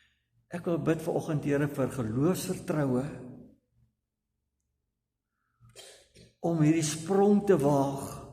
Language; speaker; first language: Afrikaans; native; Afrikaans